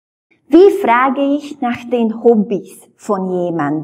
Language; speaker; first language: German; non-native, fluent; Slovak